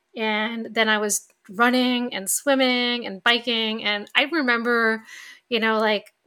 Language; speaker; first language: English; native; English